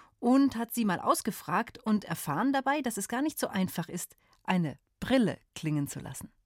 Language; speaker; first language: German; native; German